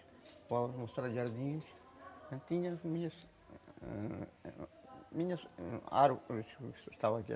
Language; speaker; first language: Portuguese; non-native, local second language; Konkani